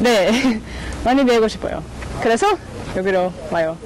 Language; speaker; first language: Korean; non-native, learner; English